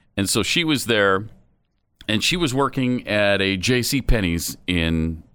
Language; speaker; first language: English; native; English